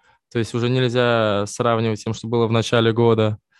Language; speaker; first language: Russian; native; Russian